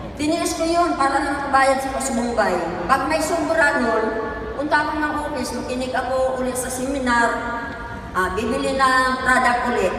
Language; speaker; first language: Filipino; non-native, local second language; Cebuano